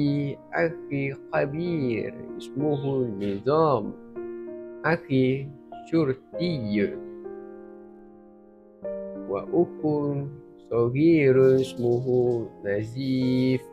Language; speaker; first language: Arabic; non-native, learner; Malay